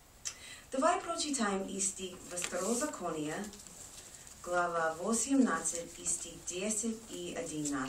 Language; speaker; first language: Russian; non-native, learner; English